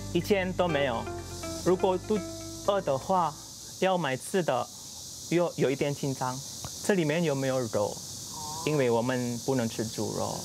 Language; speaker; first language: Chinese; non-native, learner; Indonesian